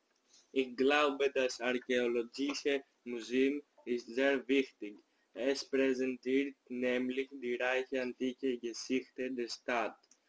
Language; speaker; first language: German; non-native, learner; Greek